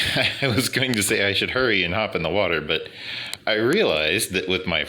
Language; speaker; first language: English; native; English